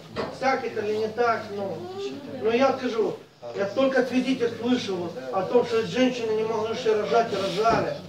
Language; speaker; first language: Russian; native; Russian